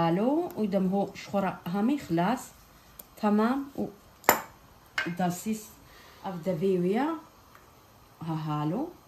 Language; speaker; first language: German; non-native, learner; Kurdish